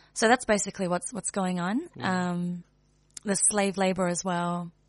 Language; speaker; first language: English; native; English